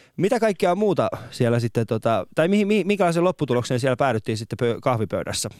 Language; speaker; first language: Finnish; non-native, fluent; Persian